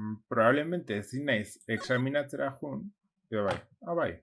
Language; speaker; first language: Basque; non-native, local second language; Spanish